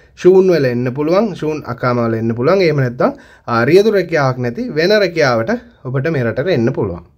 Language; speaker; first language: Sinhala; native; Sinhala